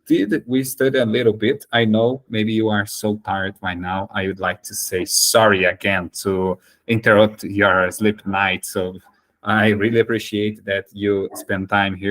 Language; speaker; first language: English; non-native, fluent; Portuguese